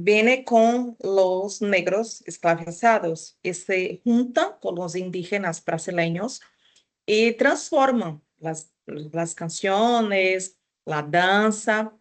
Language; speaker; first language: Spanish; non-native, fluent; Portuguese